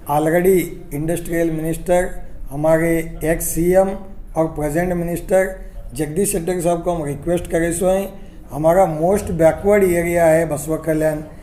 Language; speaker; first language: Hindi; non-native, local second language; Kannada